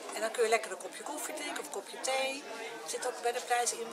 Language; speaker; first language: Dutch; non-native, fluent; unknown